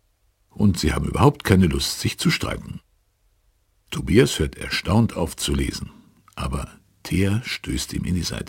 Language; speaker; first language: German; native; German